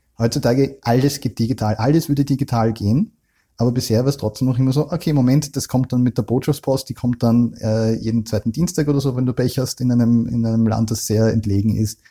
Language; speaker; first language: German; native; German